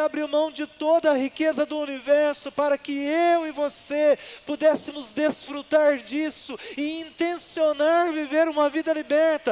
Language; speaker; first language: Portuguese; native; Portuguese